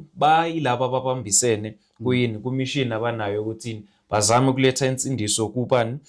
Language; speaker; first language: Zulu; native; Zulu